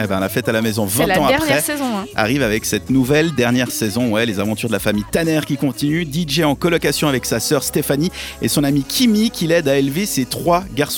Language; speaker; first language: French; native; French